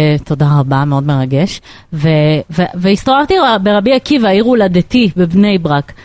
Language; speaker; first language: Hebrew; native; Hebrew